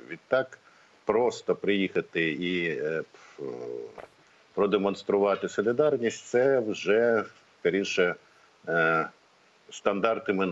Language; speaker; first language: Ukrainian; native; Ukrainian